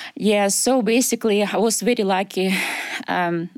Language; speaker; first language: English; non-native, fluent; Ukrainian